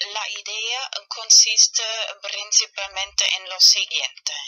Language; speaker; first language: Spanish; non-native, fluent; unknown